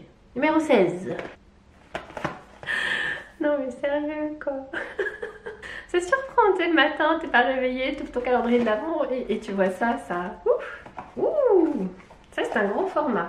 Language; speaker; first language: French; native; French